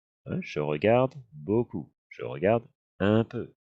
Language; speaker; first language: French; non-native, fluent; English